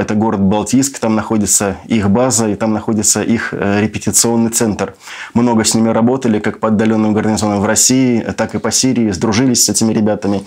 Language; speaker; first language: Russian; native; Russian